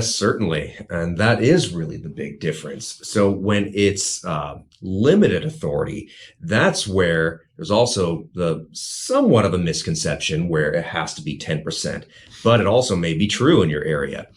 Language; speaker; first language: English; native; English